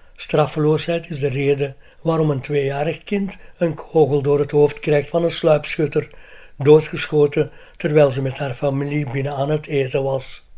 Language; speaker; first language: Dutch; native; Dutch